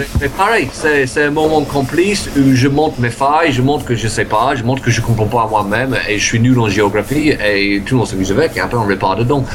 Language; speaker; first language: French; non-native, fluent; English